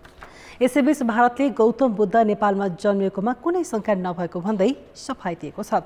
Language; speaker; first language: Nepali; native; Nepali